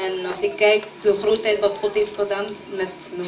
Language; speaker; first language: Dutch; early bilingual, other home language; French